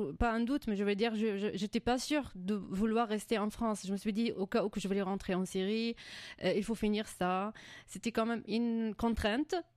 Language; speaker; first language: French; non-native, fluent; Arabic